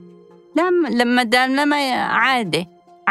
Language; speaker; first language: Arabic; native; Arabic